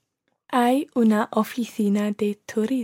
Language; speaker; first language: Spanish; non-native, learner; English